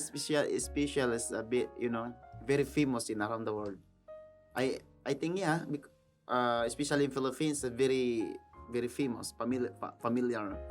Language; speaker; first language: English; non-native, learner; Filipino